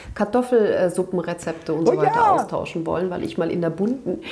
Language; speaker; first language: German; early bilingual, other home language; Turkish